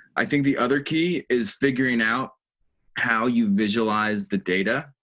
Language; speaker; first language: English; native; English